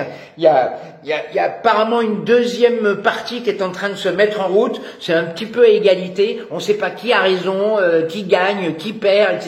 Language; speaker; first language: French; native; French